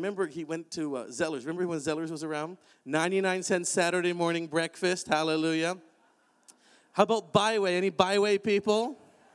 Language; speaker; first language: English; native; English